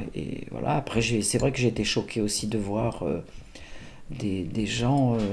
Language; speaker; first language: French; native; French